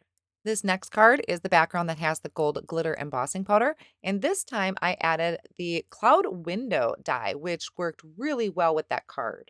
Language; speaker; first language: English; native; English